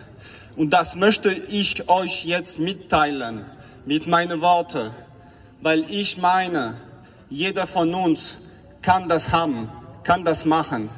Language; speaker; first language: German; non-native, fluent; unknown